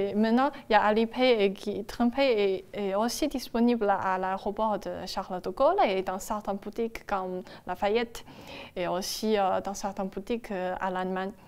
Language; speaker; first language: French; non-native, fluent; Chinese